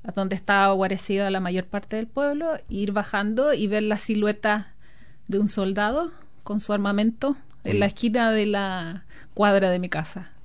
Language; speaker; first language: Spanish; native; Spanish